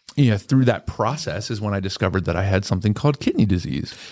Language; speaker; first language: English; native; English